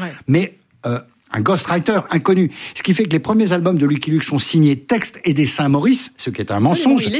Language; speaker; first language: French; native; French